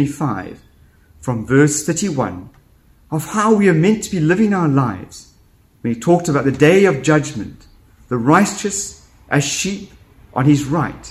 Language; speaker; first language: English; native; English